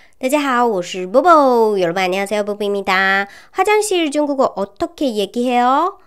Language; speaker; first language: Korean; non-native, learner; Chinese